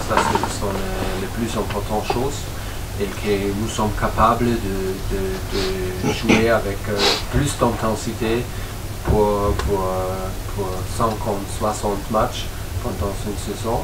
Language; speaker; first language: French; non-native, fluent; German